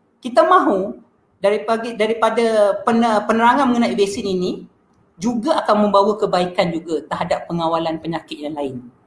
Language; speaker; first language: Malay; native; Malay